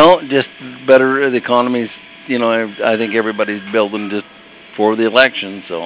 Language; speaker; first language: English; native; English